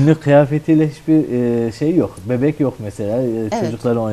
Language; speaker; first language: Turkish; native; Turkish